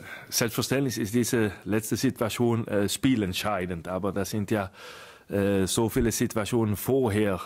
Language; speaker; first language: German; non-native, fluent; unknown